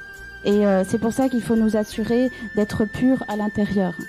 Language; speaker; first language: French; native; French